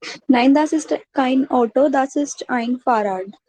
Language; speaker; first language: German; non-native, learner; Hindi